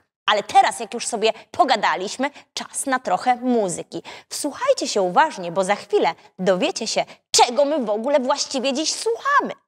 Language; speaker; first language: Polish; native; Polish